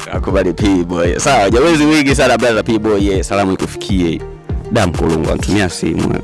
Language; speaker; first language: Swahili; native; Swahili